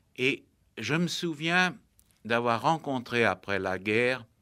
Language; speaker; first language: French; native; French